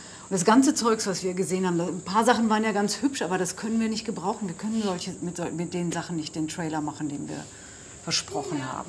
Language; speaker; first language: German; native; German